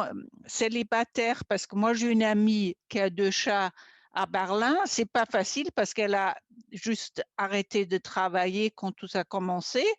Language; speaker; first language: French; non-native, fluent; German